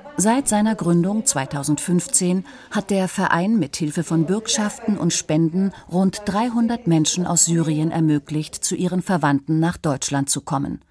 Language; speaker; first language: German; native; German